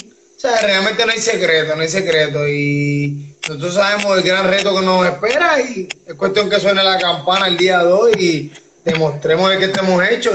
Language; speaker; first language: Spanish; native; Spanish